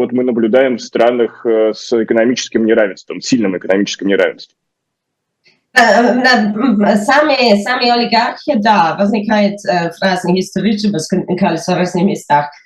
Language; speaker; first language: Russian; non-native, fluent; German